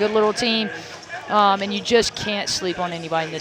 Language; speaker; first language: English; native; English